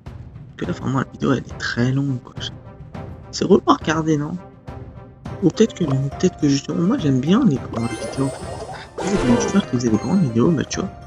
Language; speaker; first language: French; native; French